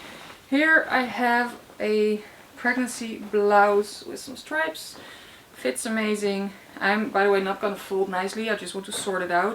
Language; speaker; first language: English; non-native, fluent; Dutch